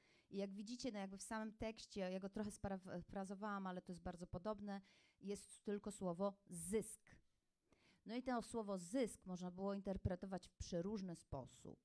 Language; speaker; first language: Polish; native; Polish